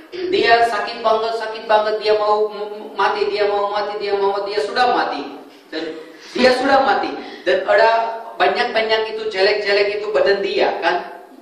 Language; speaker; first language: Indonesian; non-native, fluent; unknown